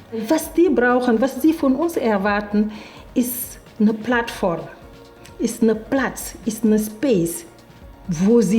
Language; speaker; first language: German; non-native, fluent; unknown